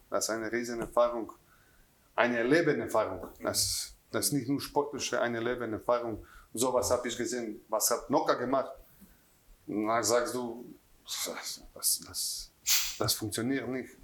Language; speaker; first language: German; non-native, learner; Croatian